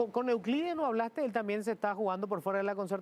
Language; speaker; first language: Spanish; native; Spanish